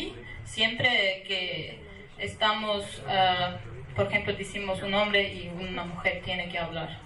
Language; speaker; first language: Spanish; non-native, learner; Kurdish